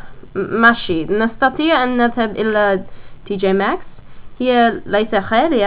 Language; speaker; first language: Arabic; non-native, learner; English